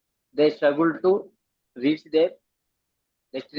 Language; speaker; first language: English; non-native, learner; Telugu